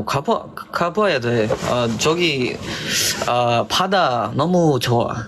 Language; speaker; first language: Korean; non-native, learner; Filipino